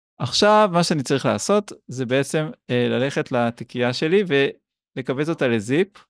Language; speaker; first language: Hebrew; native; Hebrew